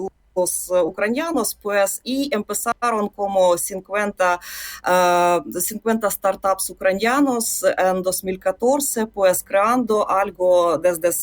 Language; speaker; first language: Spanish; non-native, fluent; Ukrainian